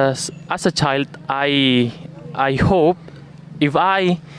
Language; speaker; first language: English; non-native, learner; Indonesian